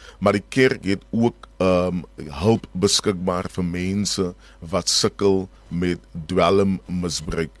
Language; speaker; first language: Afrikaans; native; Afrikaans